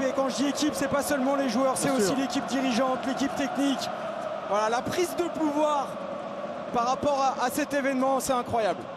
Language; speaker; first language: French; native; French